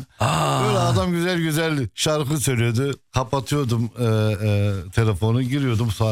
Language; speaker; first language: Turkish; early bilingual, heritage; Turkish